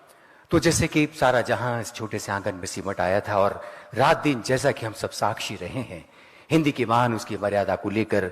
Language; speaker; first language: Hindi; native; Hindi